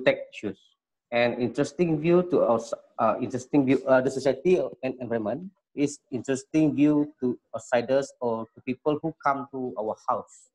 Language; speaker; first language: English; non-native, local second language; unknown